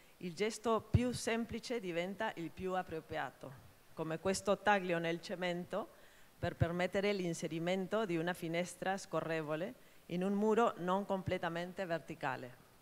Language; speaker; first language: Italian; non-native, fluent; Spanish